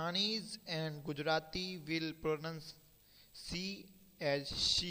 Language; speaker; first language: English; non-native, local second language; Hindi